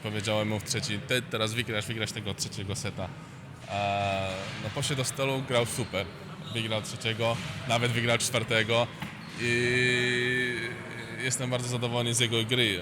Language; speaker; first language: Polish; non-native, learner; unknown